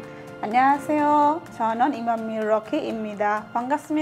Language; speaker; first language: Korean; non-native, learner; Bangla